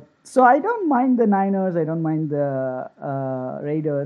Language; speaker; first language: English; non-native, local second language; Tamil